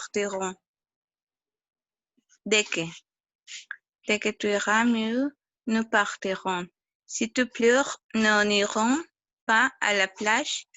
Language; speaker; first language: French; non-native, learner; Spanish